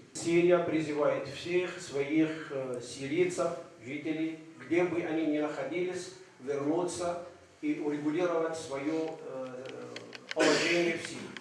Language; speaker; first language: Russian; non-native, fluent; Arabic